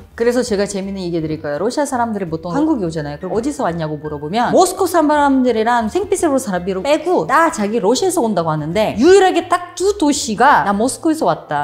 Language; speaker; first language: Korean; non-native, fluent; Uzbek